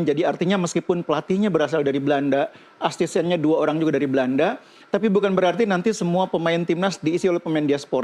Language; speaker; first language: Indonesian; native; Indonesian